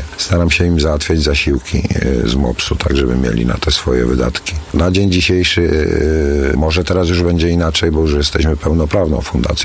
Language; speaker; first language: Polish; native; Polish